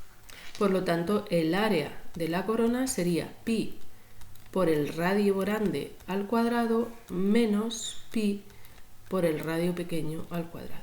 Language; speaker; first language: Spanish; native; Spanish